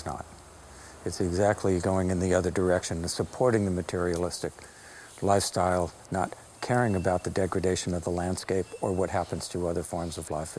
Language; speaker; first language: English; native; English